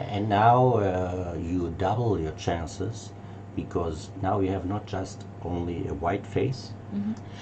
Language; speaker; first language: English; non-native, learner; German